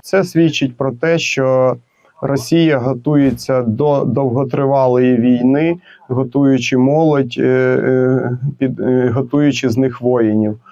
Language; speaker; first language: Ukrainian; native; Ukrainian